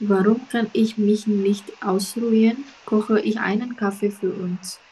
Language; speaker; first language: German; non-native, learner; Indonesian